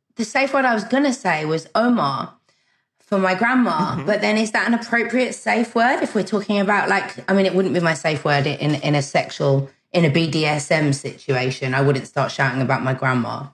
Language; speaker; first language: English; early bilingual, other home language; German